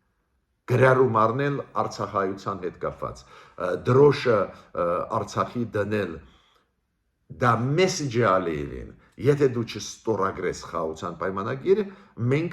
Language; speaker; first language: Armenian; native; Armenian